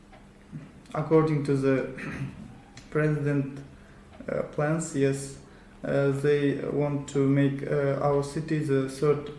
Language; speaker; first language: English; non-native, learner; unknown